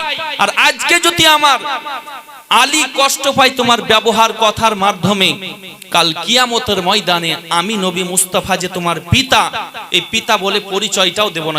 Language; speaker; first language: Bangla; native; Bangla